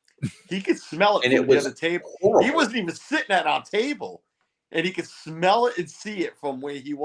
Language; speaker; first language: English; native; English